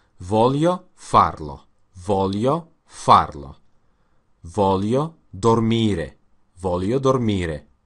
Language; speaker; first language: Italian; non-native, learner; Russian